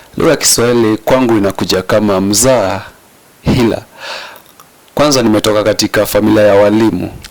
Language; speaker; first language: Swahili; non-native, local second language; Luo (Kenya and Tanzania)